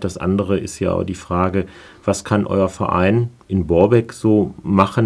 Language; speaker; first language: German; native; German